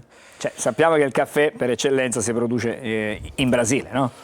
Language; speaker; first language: Italian; native; Italian